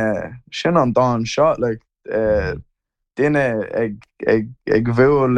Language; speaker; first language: Irish; non-native, learner; English